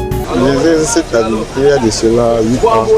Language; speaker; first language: French; non-native, local second language; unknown